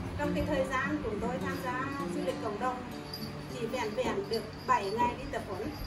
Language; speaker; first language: Vietnamese; non-native, local second language; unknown